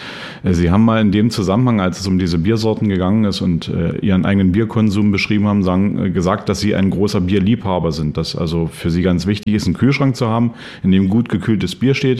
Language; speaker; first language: German; native; German